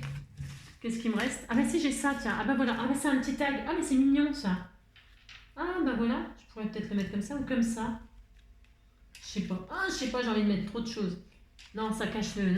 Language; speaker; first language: French; native; French